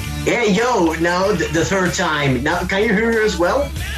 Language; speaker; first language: English; non-native, fluent; Spanish